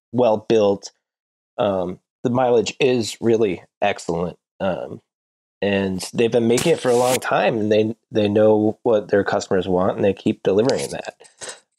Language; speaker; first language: English; native; English